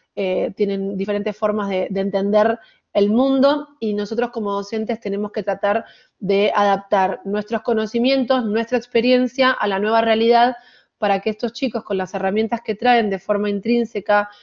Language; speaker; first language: Spanish; native; Spanish